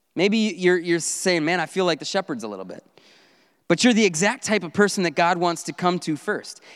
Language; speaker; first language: English; native; English